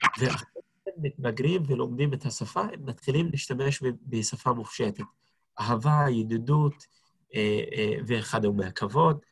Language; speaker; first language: Hebrew; non-native, local second language; Arabic